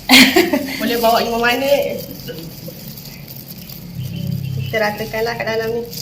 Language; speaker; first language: Malay; native; Malay